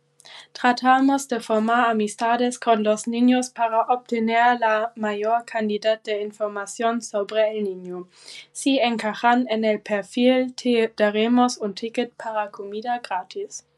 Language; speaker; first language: Spanish; non-native, learner; German